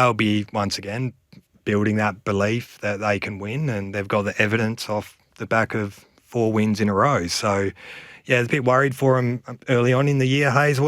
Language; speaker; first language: English; native; English